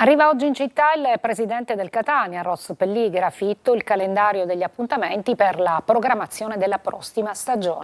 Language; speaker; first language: Italian; native; Italian